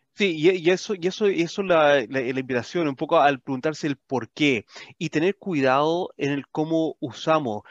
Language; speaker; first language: Spanish; early bilingual, heritage; Spanish